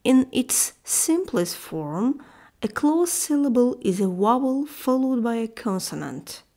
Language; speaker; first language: English; non-native, fluent; Azerbaijani